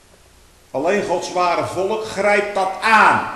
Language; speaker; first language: Dutch; native; Dutch